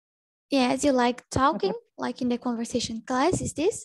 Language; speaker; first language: English; non-native, fluent; Portuguese